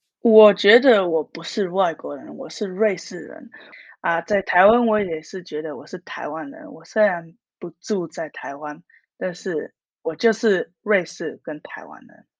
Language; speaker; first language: Chinese; early bilingual, heritage; Min Nan Chinese